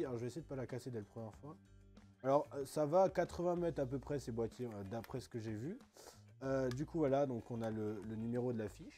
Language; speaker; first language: French; native; French